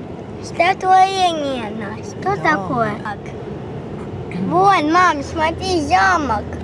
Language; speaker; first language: Russian; early bilingual, heritage; Russian